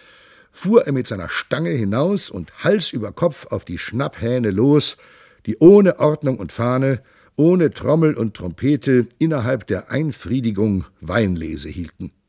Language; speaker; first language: German; native; German